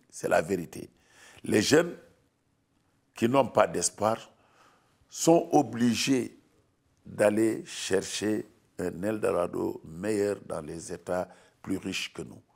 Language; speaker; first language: French; non-native, local second language; Wolof